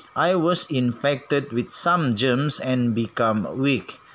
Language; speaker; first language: English; non-native, local second language; Malay